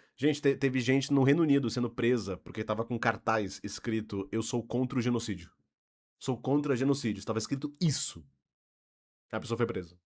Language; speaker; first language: Portuguese; native; Portuguese